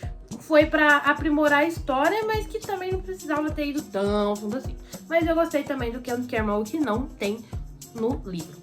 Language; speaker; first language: Portuguese; native; Portuguese